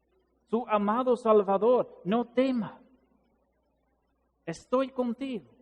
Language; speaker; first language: Spanish; non-native, fluent; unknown